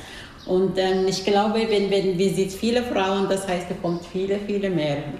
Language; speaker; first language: German; non-native, learner; Arabic